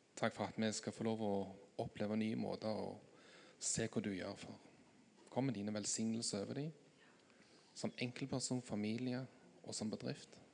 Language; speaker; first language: Norwegian; native; Norwegian